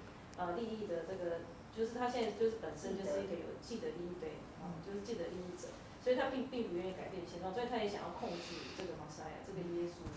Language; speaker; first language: Chinese; native; Chinese